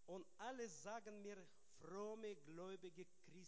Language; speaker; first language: German; non-native, learner; Russian